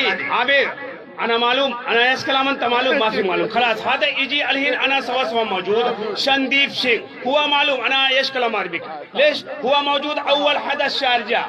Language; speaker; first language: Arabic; non-native, learner; Hindi